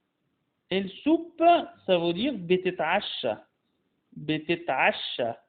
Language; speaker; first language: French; non-native, fluent; Arabic